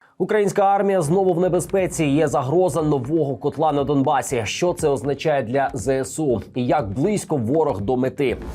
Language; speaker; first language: Ukrainian; native; Ukrainian